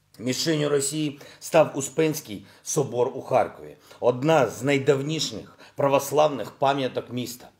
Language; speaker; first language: Ukrainian; non-native, local second language; Russian